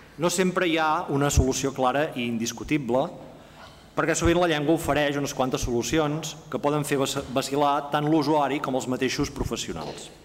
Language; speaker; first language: Catalan; native; Catalan